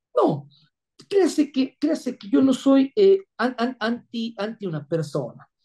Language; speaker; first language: Spanish; native; Spanish